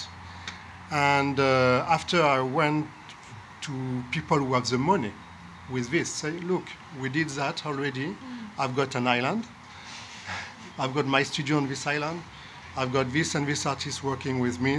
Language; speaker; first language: English; non-native, learner; French